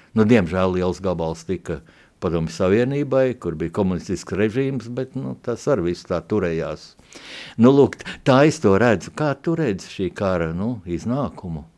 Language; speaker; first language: Latvian; native; Latvian